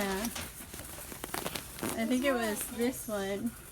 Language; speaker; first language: English; native; English